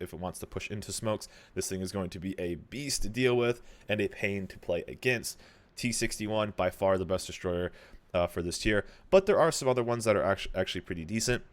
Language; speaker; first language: English; native; English